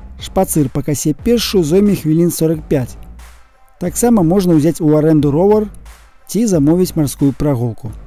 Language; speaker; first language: Belarusian; non-native, local second language; Russian